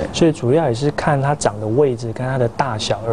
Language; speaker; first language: Chinese; native; Chinese